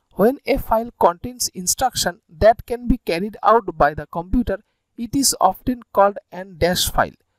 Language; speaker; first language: English; non-native, local second language; Bangla